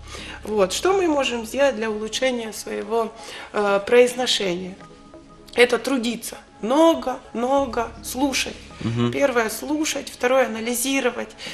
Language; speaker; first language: Russian; native; Russian